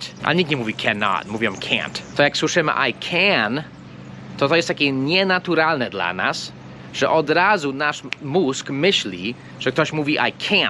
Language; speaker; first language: Polish; non-native, fluent; English